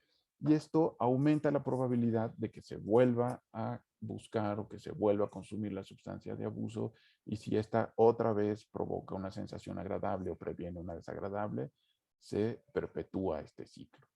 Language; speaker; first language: Spanish; native; Spanish